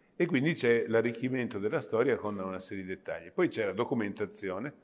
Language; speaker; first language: Italian; native; Italian